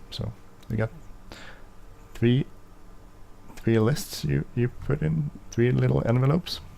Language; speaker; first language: English; non-native, fluent; Swedish